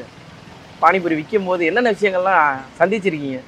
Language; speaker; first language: Tamil; native; Tamil